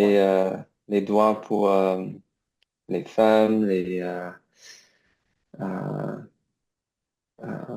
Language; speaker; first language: French; non-native, learner; English